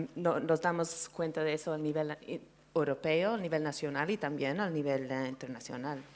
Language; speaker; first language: Spanish; non-native, fluent; English